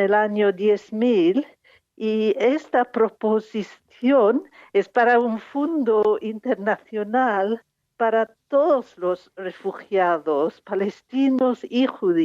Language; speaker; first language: Spanish; non-native, fluent; English